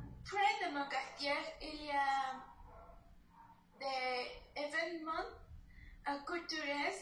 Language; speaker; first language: French; non-native, learner; Spanish